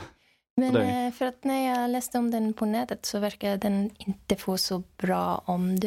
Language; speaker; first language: Swedish; non-native, fluent; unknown